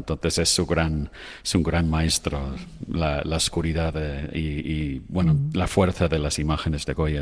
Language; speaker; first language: Spanish; non-native, fluent; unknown